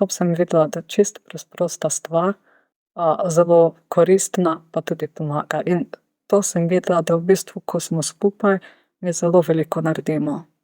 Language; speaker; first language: Slovenian; non-native, fluent; Ukrainian